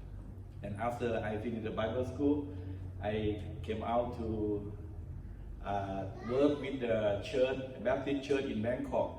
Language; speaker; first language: English; non-native, learner; Thai